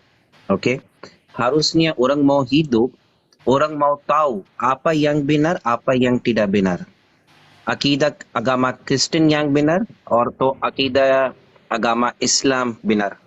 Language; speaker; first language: Indonesian; non-native, learner; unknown